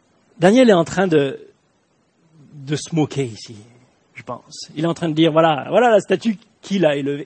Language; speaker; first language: French; native; French